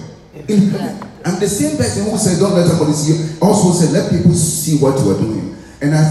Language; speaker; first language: English; non-native, local second language; Akan